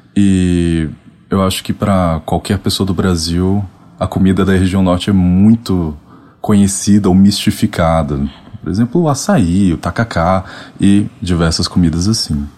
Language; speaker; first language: Portuguese; native; Portuguese